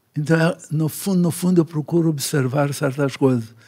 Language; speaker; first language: Portuguese; native; Portuguese